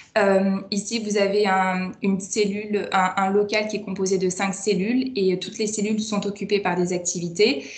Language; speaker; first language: French; native; French